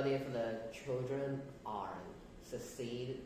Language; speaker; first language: English; non-native, learner; Chinese